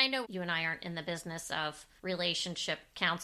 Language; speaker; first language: English; native; English